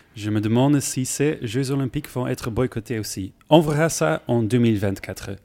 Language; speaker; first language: French; non-native, fluent; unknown